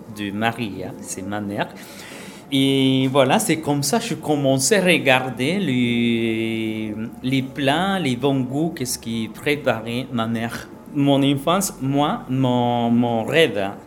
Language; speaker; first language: French; non-native, learner; Spanish